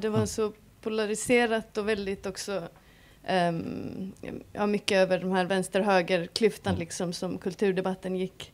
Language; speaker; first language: Swedish; non-native, fluent; Icelandic